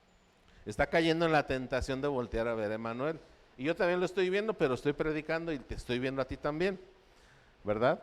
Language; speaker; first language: Spanish; native; Spanish